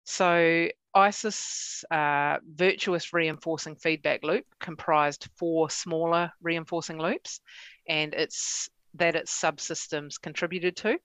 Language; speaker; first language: English; native; English